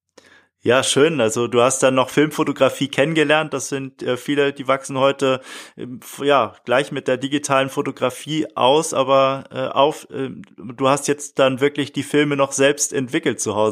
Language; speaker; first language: German; native; German